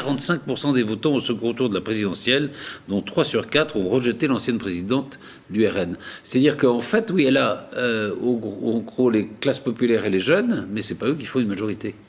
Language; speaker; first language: French; native; French